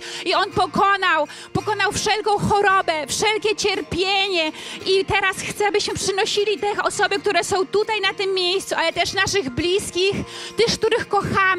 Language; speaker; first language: Polish; native; Polish